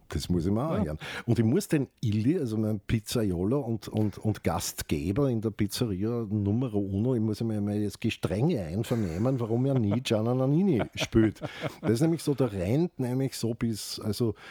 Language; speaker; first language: German; native; German